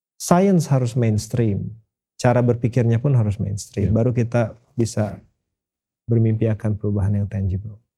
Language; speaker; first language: Indonesian; native; Indonesian